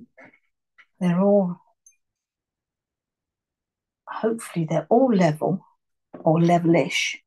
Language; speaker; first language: English; native; English